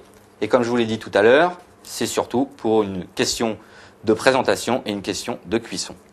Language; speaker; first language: French; native; French